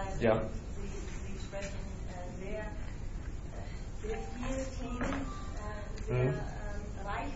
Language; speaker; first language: German; non-native, learner; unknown